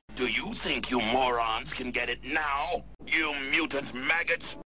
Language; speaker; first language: English; native; English